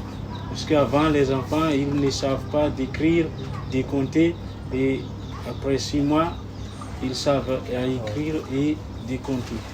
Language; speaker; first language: French; non-native, local second language; Malagasy